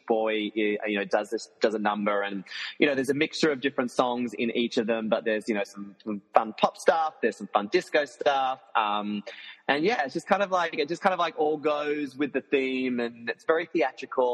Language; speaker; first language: English; native; English